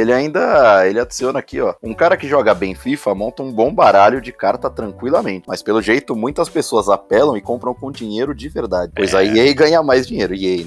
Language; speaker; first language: Portuguese; native; Portuguese